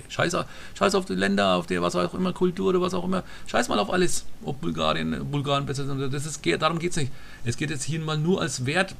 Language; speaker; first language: German; early bilingual, other home language; Turkish